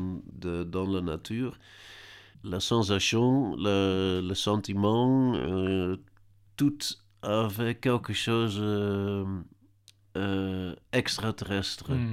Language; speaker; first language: French; non-native, learner; Dutch